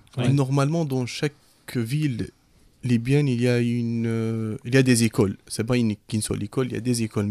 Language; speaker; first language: French; non-native, fluent; Arabic